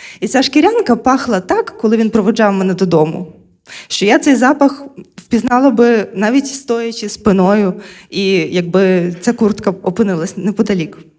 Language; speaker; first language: Ukrainian; non-native, local second language; Russian